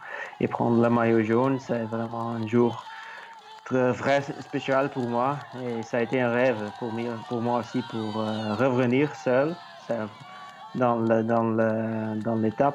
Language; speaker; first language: French; non-native, learner; Dutch